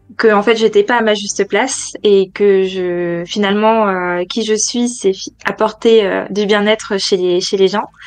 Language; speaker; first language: French; native; French